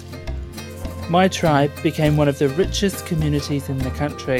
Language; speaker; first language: English; native; English